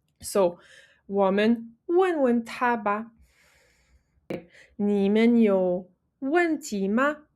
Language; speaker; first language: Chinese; non-native, fluent; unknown